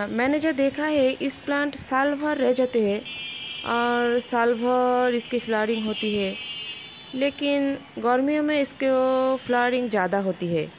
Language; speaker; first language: Hindi; non-native, local second language; Bangla